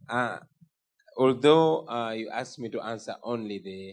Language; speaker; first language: English; non-native, local second language; Ganda